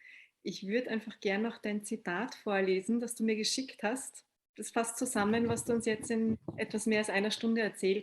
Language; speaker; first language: German; native; German